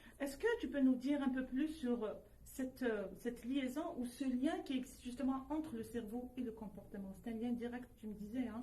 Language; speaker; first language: French; non-native, local second language; Arabic